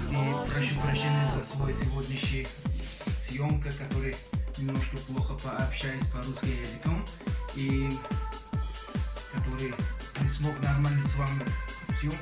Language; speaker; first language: Russian; non-native, local second language; Tajik